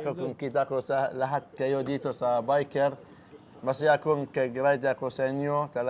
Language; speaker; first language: Filipino; non-native, learner; Arabic